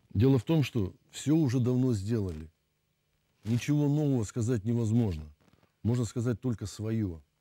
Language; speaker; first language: Russian; native; Russian